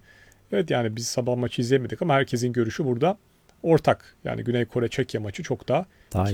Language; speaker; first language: Turkish; native; Turkish